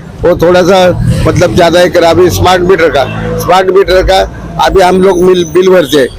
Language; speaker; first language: Hindi; non-native, local second language; Marathi